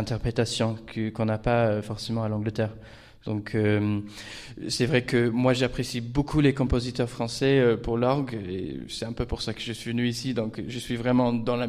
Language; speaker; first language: French; non-native, fluent; English